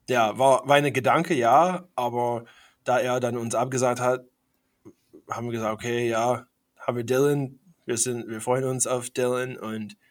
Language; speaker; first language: German; non-native, fluent; English